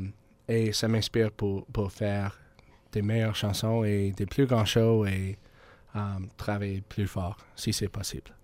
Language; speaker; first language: French; non-native, learner; English